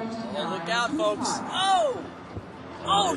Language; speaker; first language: English; native; English